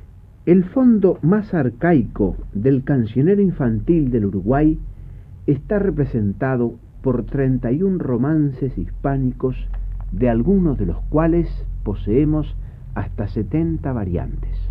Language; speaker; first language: Spanish; native; Spanish